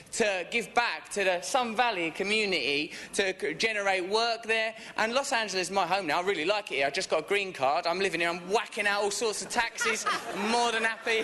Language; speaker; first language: English; native; English